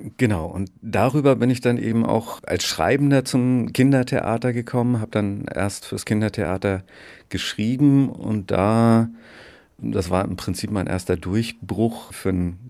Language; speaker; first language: German; native; German